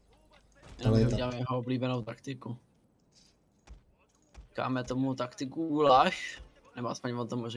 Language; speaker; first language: Czech; native; Czech